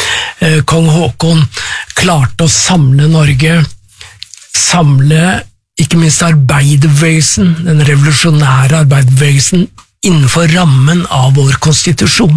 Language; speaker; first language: Norwegian; native; Norwegian